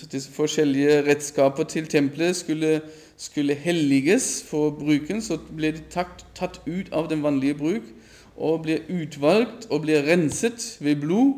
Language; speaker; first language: Norwegian; non-native, fluent; German